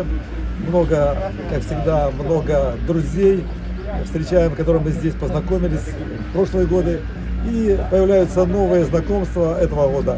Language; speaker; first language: Russian; native; Russian